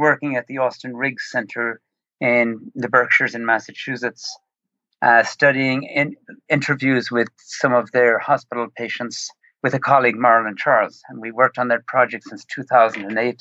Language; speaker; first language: English; native; English